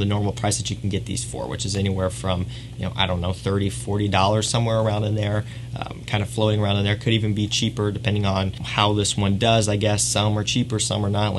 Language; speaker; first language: English; native; English